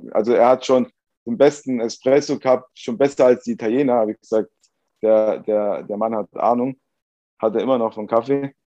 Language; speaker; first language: German; early bilingual, other home language; Italian